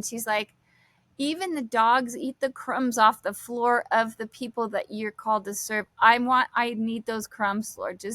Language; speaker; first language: English; native; English